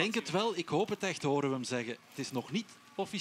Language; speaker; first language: Dutch; native; Dutch